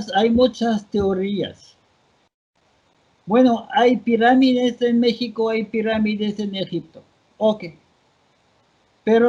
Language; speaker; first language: Spanish; non-native, fluent; French